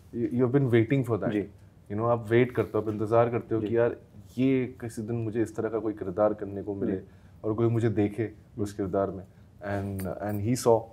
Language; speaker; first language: Hindi; native; Hindi